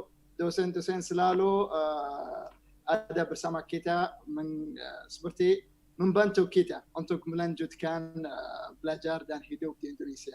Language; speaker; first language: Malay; non-native, learner; Arabic